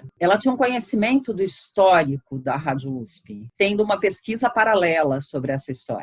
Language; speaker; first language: Portuguese; native; Portuguese